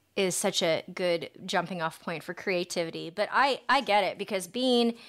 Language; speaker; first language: English; native; English